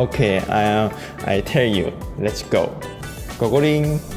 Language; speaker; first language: English; non-native, learner; Korean